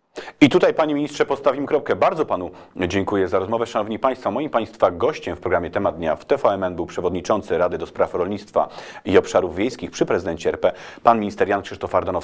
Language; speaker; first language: Polish; native; Polish